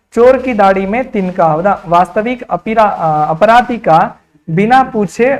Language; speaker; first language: Hindi; non-native, local second language; Kannada